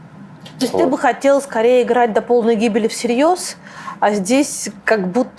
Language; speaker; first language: Russian; native; Russian